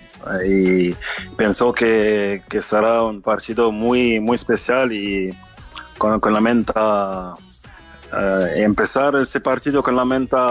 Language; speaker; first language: Spanish; non-native, fluent; French